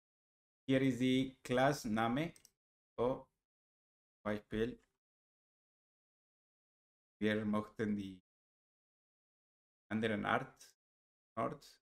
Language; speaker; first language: German; non-native, learner; Spanish